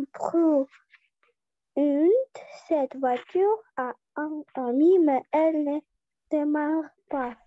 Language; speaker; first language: French; non-native, learner; Russian